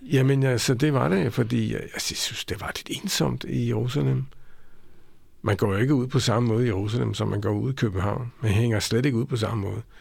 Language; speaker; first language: Danish; native; Danish